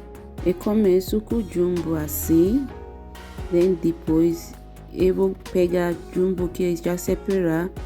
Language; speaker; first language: Portuguese; non-native, learner; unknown